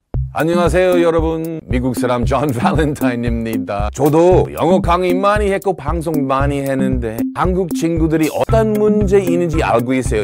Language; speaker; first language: Korean; non-native, fluent; English